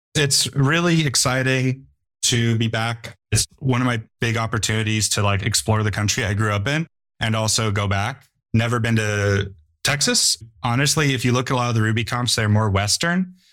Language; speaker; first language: English; native; English